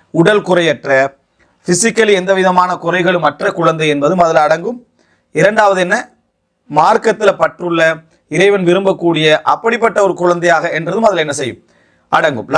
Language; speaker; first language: Tamil; native; Tamil